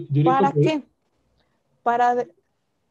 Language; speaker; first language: Spanish; native; Spanish